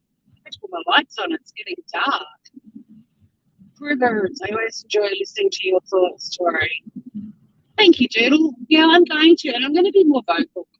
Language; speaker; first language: English; native; English